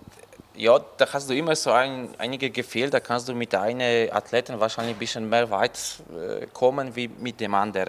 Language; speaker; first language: German; non-native, learner; Polish